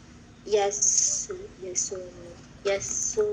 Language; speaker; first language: Japanese; non-native, learner; Cebuano